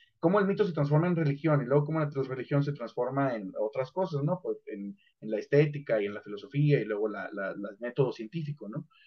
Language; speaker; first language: Spanish; native; Spanish